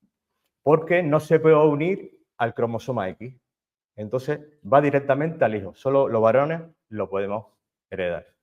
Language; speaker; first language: Spanish; native; Spanish